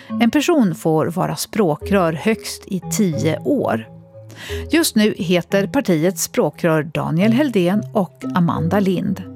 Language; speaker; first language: Swedish; native; Swedish